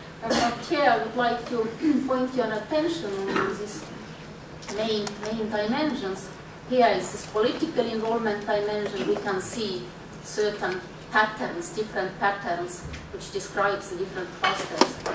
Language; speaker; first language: English; non-native, fluent; Estonian